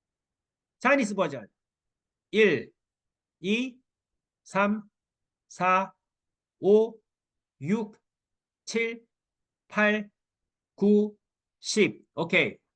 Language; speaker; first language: English; non-native, learner; Korean